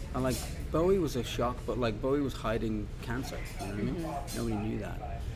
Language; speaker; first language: English; native; English